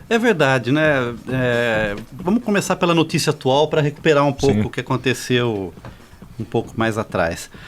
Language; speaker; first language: Portuguese; native; Portuguese